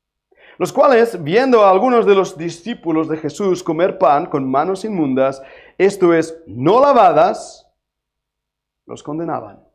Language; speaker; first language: Spanish; native; Spanish